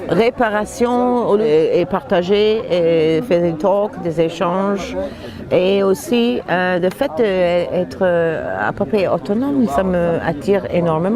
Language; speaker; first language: French; non-native, fluent; English